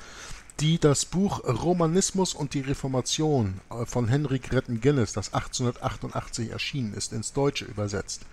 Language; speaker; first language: German; native; German